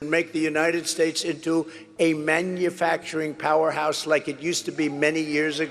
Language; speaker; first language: English; native; English